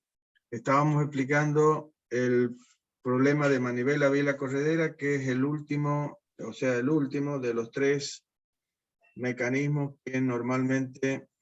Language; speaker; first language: Spanish; native; Spanish